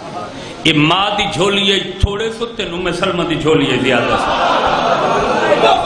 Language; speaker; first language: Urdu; non-native, local second language; Punjabi